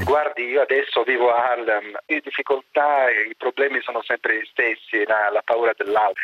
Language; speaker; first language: Italian; non-native, fluent; Arabic